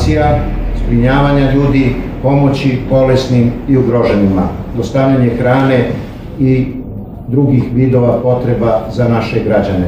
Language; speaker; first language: Serbian; native; Serbian